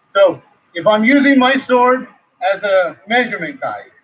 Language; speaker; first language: English; native; English